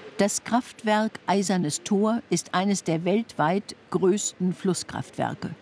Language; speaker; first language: German; native; German